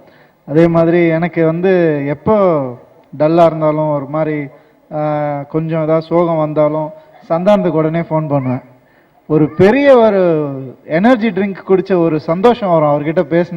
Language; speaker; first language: Tamil; native; Tamil